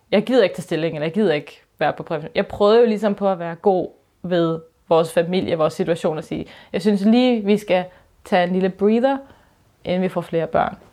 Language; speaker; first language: Danish; early bilingual, other home language; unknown